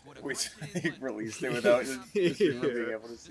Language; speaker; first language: English; native; English